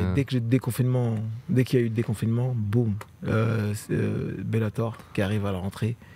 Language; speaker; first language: French; native; French